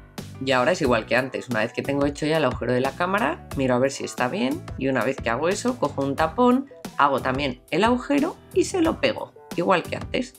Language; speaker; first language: Spanish; native; Spanish